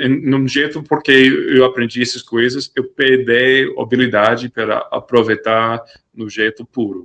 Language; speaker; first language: Portuguese; non-native, fluent; English